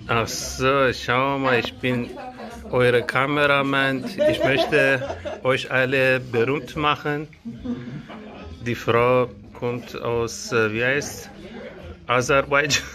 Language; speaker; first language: German; non-native, learner; Persian